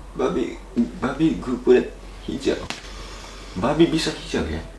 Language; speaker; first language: Indonesian; non-native, learner; Japanese